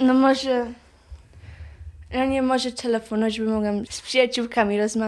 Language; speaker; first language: Polish; early bilingual, heritage; Polish